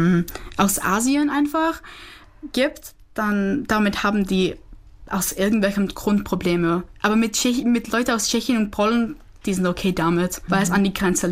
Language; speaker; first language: German; non-native, fluent; Czech